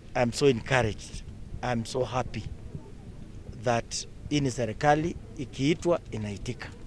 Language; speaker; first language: Swahili; non-native, local second language; Kalenjin